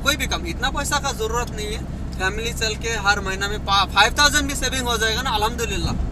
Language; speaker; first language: Hindi; non-native, fluent; Bangla